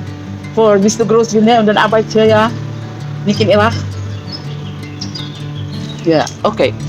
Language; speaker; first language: German; non-native, learner; Filipino